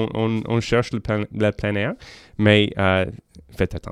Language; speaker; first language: French; non-native, local second language; English